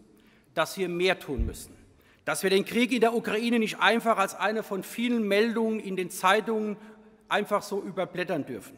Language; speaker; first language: German; native; German